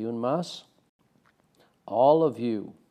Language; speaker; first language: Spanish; non-native, fluent; English